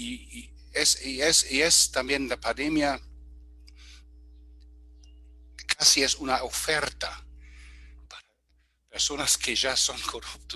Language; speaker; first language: Spanish; non-native, fluent; German